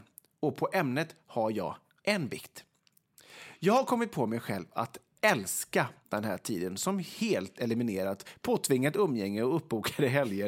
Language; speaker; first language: Swedish; native; Swedish